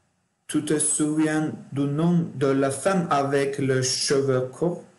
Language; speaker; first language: French; non-native, learner; Turkish